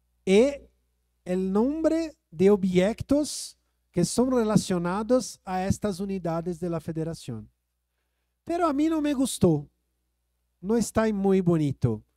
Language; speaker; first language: Spanish; non-native, fluent; Portuguese